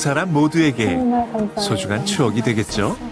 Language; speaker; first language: Korean; native; Korean